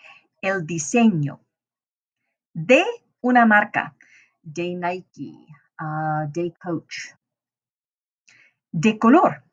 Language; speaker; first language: Spanish; non-native, fluent; English